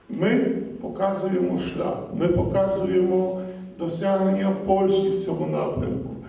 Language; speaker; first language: Ukrainian; early bilingual, heritage; Ukrainian